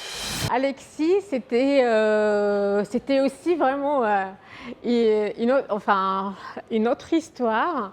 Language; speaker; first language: French; non-native, fluent; Arabic